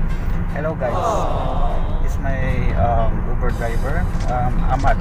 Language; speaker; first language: English; non-native, learner; Filipino